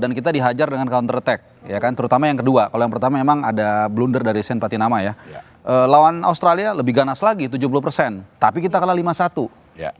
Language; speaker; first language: Indonesian; native; Indonesian